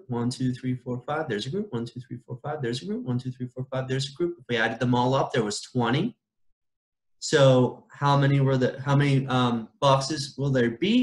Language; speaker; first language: English; native; English